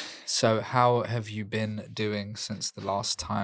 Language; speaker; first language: English; native; English